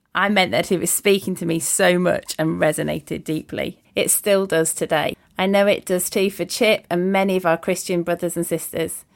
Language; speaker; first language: English; native; English